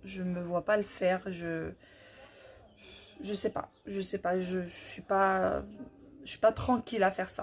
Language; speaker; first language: French; native; French